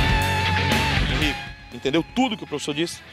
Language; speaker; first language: Portuguese; native; Portuguese